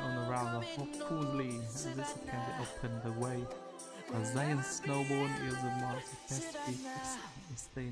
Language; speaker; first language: English; non-native, learner; Vietnamese